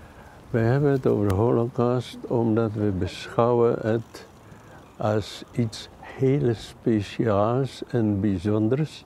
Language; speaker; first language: Dutch; non-native, fluent; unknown